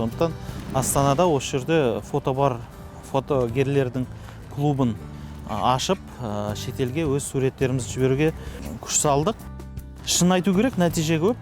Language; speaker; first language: Kazakh; non-native, local second language; Russian